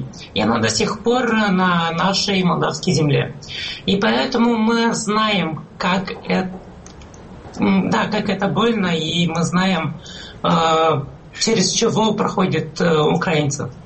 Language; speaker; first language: Russian; non-native, fluent; Romanian